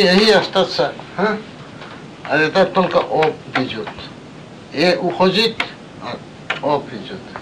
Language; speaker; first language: Russian; non-native, learner; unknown